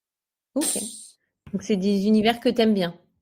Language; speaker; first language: French; native; French